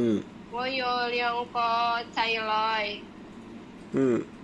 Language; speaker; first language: Cantonese; non-native, learner; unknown